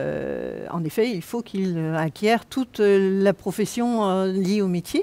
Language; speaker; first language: French; native; French